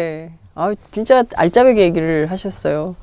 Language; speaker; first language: Korean; native; Korean